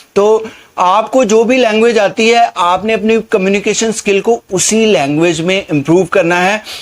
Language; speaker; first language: Hindi; non-native, local second language; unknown